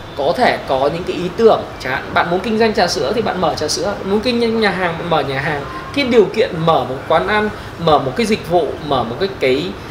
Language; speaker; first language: Vietnamese; native; Vietnamese